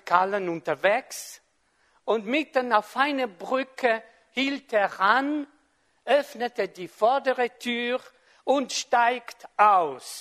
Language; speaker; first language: German; non-native, fluent; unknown